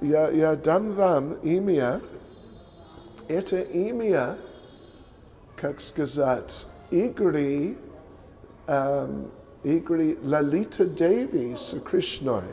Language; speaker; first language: Russian; non-native, learner; English